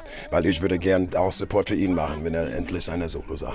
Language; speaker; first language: German; non-native, fluent; English